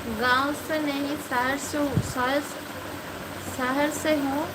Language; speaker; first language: Hindi; non-native, local second language; Bangla